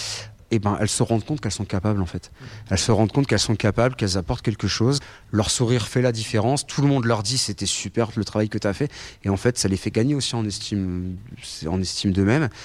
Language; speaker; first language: French; native; French